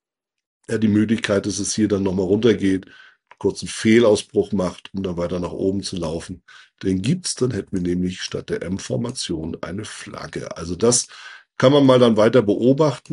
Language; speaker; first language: German; native; German